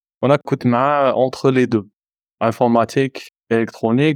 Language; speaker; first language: French; non-native, local second language; Arabic